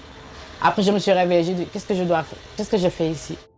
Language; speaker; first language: French; non-native, learner; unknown